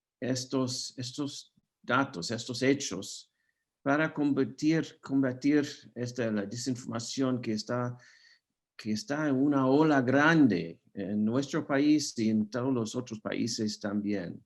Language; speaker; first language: Spanish; non-native, fluent; English